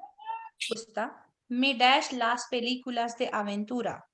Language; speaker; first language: Spanish; non-native, fluent; Hindi